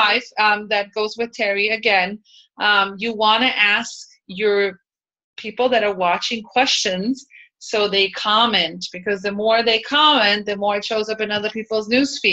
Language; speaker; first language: English; native; English